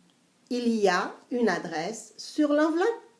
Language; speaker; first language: French; non-native, fluent; English